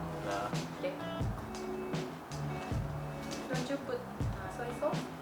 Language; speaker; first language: English; non-native, learner; Japanese